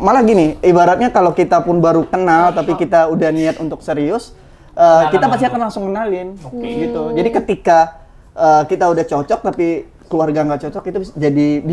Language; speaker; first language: Indonesian; native; Indonesian